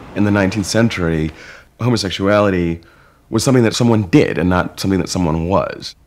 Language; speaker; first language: English; native; English